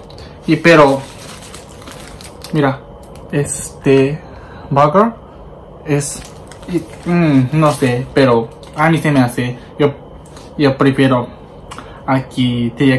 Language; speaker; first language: Spanish; non-native, learner; Japanese